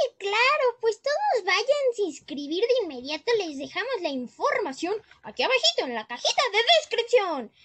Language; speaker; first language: Spanish; native; Spanish